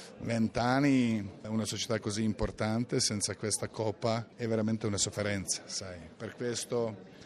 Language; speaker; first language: Italian; non-native, fluent; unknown